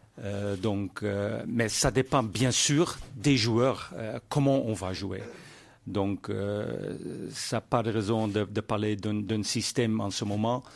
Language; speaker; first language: French; non-native, learner; Dutch